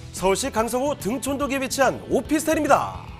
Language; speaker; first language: Korean; native; Korean